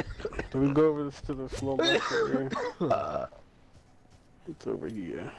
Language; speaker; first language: English; native; English